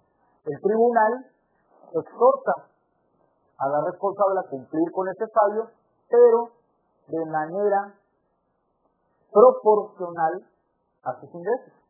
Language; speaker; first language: Spanish; native; Spanish